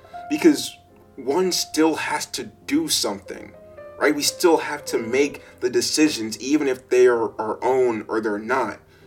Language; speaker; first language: English; native; English